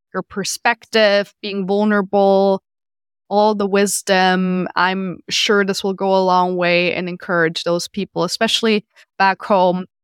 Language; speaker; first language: English; non-native, fluent; German